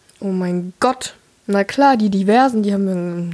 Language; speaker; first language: German; native; German